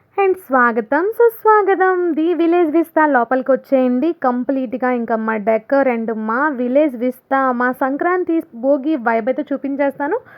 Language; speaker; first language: Telugu; non-native, local second language; Urdu